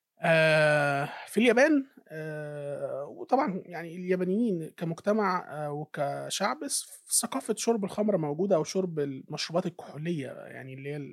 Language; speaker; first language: Arabic; native; Arabic